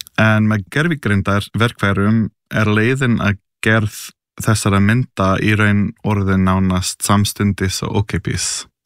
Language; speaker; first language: Icelandic; non-native, fluent; English